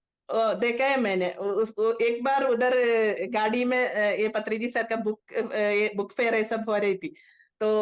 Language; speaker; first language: Hindi; non-native, local second language; Malayalam